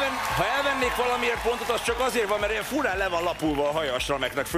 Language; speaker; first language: Hungarian; native; Hungarian